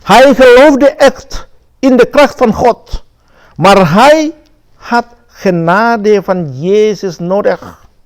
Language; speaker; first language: Dutch; non-native, fluent; Indonesian